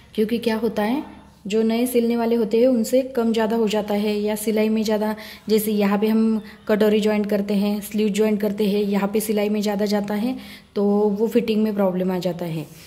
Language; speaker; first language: Hindi; non-native, local second language; Marathi